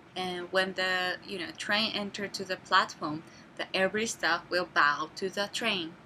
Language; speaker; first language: English; non-native, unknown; Japanese